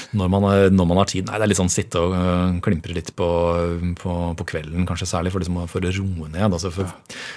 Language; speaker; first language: Norwegian; native; Norwegian